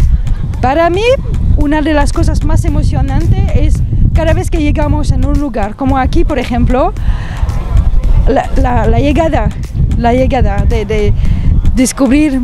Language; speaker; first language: Spanish; non-native, learner; French